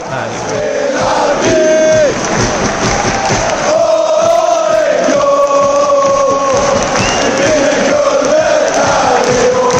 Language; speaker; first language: Swedish; native; Swedish